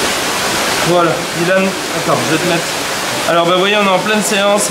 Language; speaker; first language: French; native; French